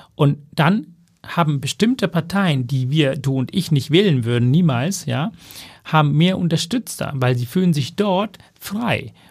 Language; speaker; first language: German; non-native, fluent; Tamil